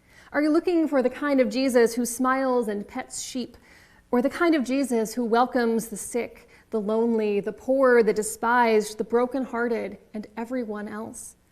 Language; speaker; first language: English; native; English